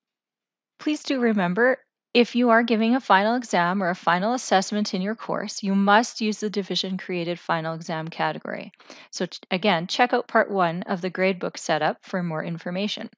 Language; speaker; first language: English; native; English